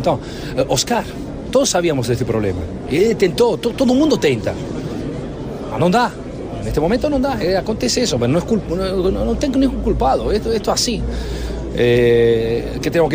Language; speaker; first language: Portuguese; non-native, fluent; Spanish